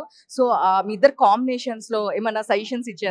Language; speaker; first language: Telugu; native; Telugu